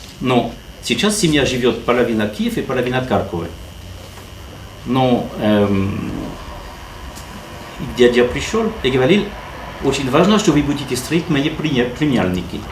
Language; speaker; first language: Russian; non-native, learner; French